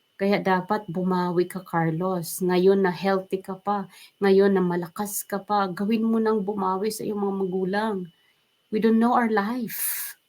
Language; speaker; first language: Filipino; native; Filipino